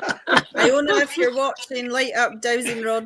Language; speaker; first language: English; native; English